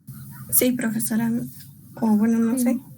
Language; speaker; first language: Spanish; native; Spanish